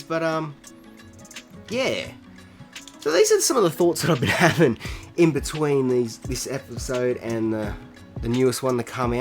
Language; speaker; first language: English; native; English